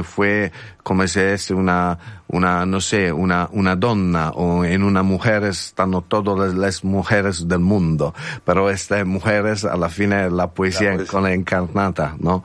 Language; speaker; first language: Spanish; non-native, learner; Italian